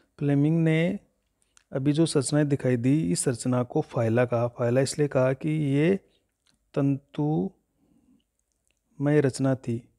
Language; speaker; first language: Hindi; native; Hindi